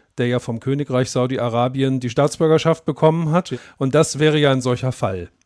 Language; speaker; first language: German; native; German